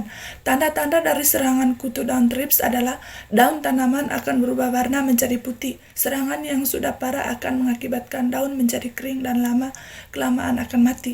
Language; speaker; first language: Indonesian; non-native, learner; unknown